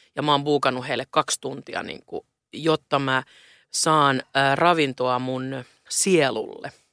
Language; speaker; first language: Finnish; non-native, local second language; Swedish